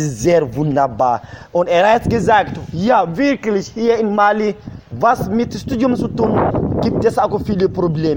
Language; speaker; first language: German; non-native, fluent; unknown